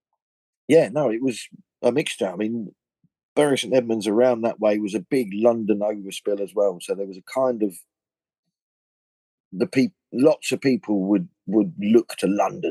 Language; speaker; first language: English; native; English